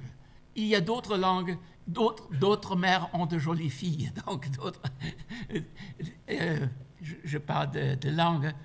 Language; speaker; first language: French; non-native, fluent; German